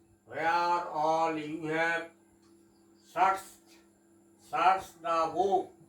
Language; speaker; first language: English; non-native, local second language; Bangla